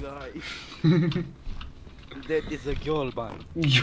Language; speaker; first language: English; non-native, learner; Romanian